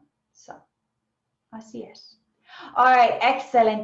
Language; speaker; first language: Spanish; non-native, fluent; English